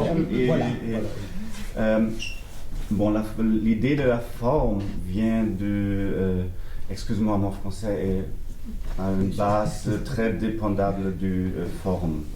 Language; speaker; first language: French; non-native, learner; German